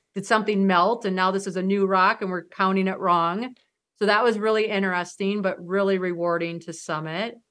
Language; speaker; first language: English; native; English